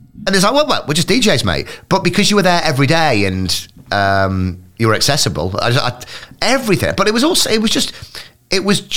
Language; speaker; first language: English; native; English